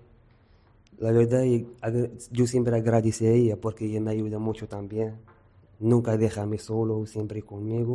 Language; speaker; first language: Spanish; non-native, learner; Arabic